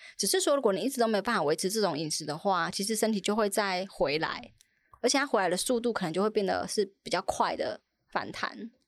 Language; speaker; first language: Chinese; native; Chinese